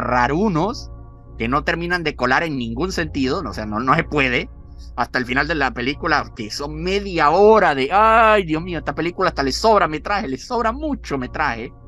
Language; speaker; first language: Spanish; native; Spanish